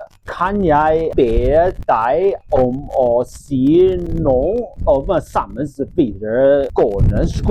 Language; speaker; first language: Norwegian; non-native, learner; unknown